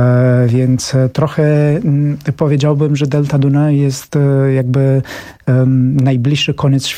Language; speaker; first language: Polish; non-native, fluent; Romanian